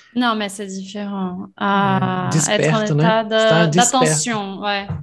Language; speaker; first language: French; non-native, fluent; Portuguese